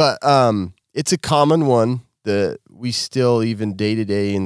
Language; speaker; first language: English; native; English